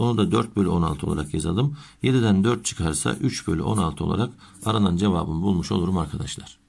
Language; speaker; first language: Turkish; native; Turkish